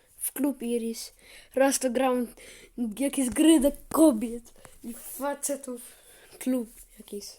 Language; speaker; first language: Polish; early bilingual, heritage; Polish